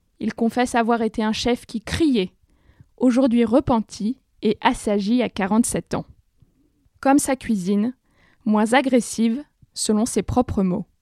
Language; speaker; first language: French; native; French